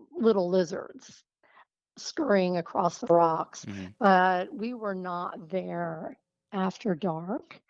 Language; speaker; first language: English; native; English